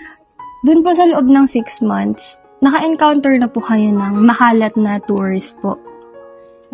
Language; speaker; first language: Filipino; native; Filipino